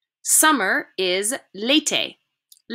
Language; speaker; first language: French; non-native, fluent; English